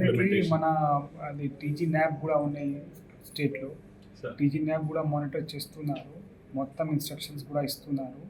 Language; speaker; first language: Telugu; non-native, fluent; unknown